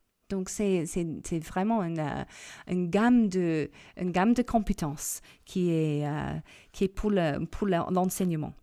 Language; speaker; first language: French; non-native, fluent; English